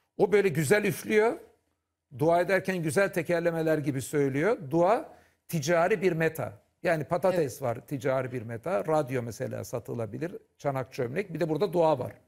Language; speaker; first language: Turkish; native; Turkish